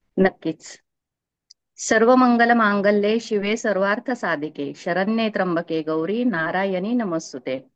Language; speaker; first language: Marathi; native; Marathi